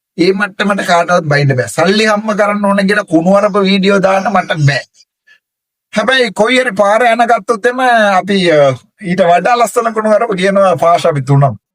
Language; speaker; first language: Sinhala; non-native, local second language; Tamil